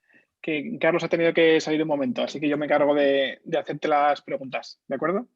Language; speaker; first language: Spanish; native; Spanish